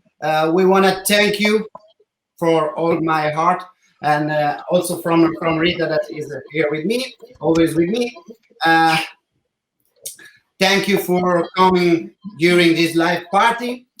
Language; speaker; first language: English; non-native, learner; Italian